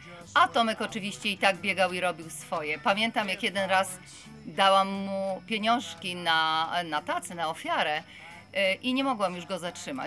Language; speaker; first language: Polish; native; Polish